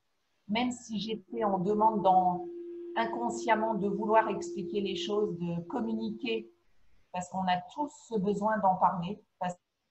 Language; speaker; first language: French; native; French